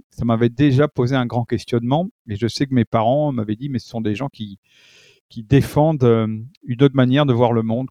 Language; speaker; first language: French; native; French